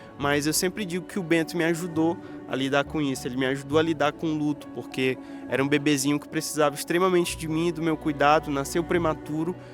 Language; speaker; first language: Portuguese; native; Portuguese